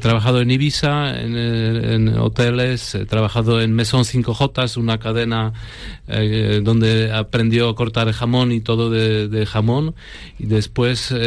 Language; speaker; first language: Spanish; non-native, fluent; Polish